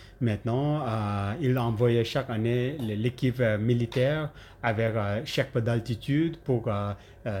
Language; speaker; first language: French; non-native, learner; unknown